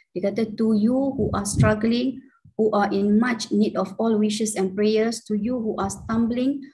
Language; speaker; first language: English; non-native, local second language; Malay